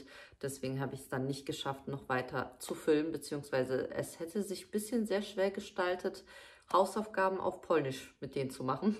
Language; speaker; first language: German; early bilingual, other home language; Polish